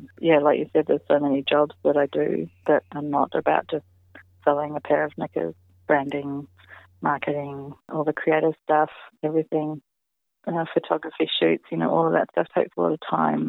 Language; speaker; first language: English; native; English